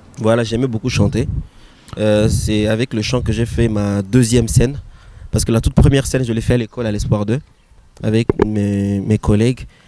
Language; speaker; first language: French; non-native, local second language; Swahili